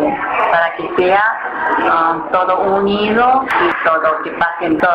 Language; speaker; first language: Spanish; non-native, learner; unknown